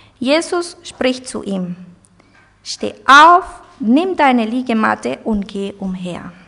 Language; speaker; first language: German; early bilingual, heritage; German